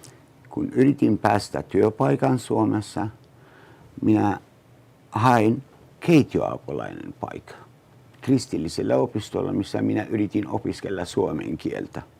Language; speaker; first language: Finnish; non-native, learner; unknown